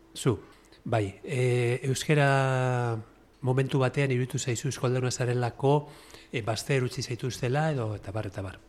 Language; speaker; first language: Basque; non-native, local second language; Spanish